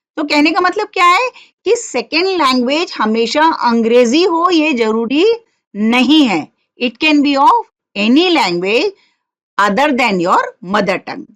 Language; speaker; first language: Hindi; non-native, local second language; Marathi